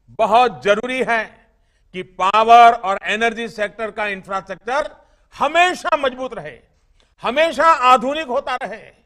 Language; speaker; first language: Hindi; non-native, local second language; Gujarati